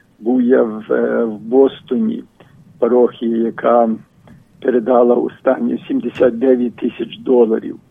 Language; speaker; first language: Ukrainian; early bilingual, heritage; Ukrainian